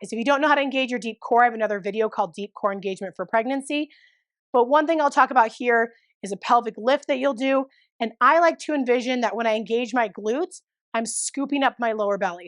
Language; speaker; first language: English; native; English